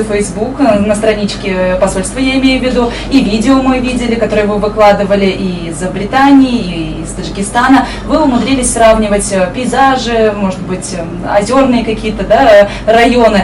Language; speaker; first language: Russian; native; Russian